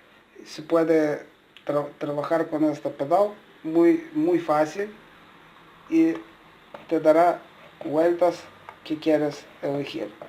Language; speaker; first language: Spanish; non-native, learner; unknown